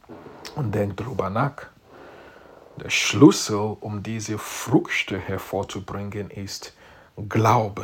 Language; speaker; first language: German; non-native, fluent; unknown